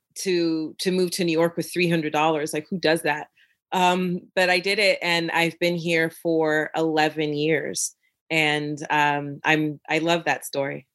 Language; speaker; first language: English; native; English